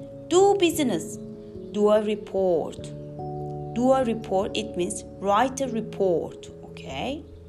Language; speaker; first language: English; non-native, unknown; Turkish